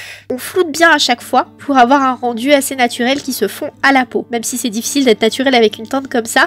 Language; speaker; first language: French; native; French